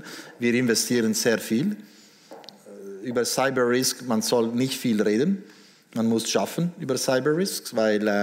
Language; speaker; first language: German; non-native, local second language; Italian